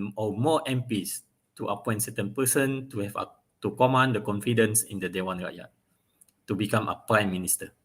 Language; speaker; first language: English; non-native, local second language; Malay